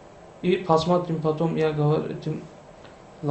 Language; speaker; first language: Russian; non-native, learner; Turkish